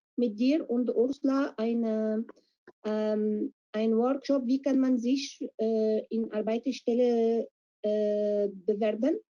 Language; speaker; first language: German; non-native, fluent; Arabic